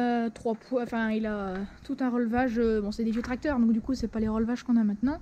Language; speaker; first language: French; native; French